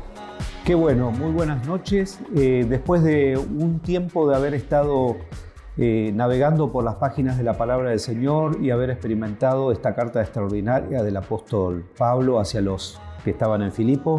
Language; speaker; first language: Spanish; native; Spanish